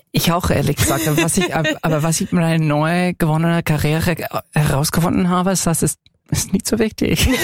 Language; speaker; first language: German; non-native, fluent; English